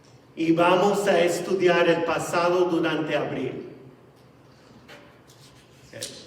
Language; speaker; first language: Spanish; non-native, fluent; English